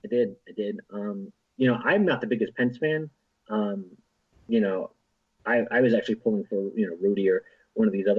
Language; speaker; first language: English; native; English